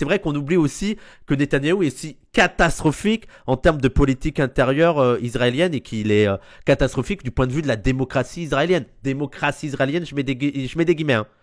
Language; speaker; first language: French; native; French